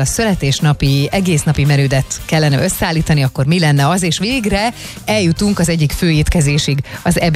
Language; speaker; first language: Hungarian; native; Hungarian